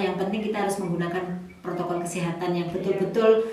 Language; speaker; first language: Indonesian; native; Indonesian